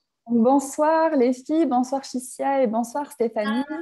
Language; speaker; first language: French; native; French